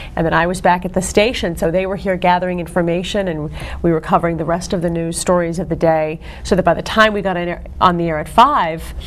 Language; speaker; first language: English; native; English